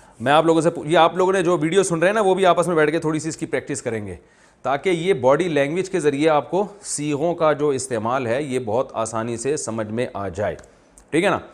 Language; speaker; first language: Urdu; native; Urdu